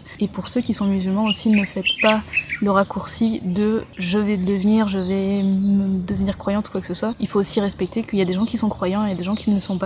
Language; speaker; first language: French; native; French